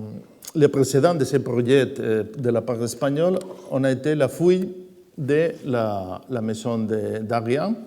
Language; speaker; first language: French; non-native, fluent; Spanish